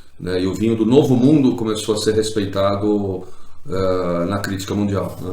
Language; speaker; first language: Portuguese; native; Portuguese